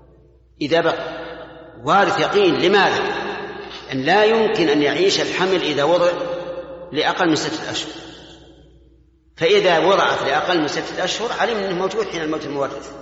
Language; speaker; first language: Arabic; native; Arabic